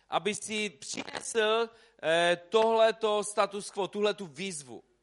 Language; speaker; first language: Czech; native; Czech